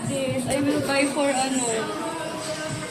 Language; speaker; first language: English; non-native, local second language; Filipino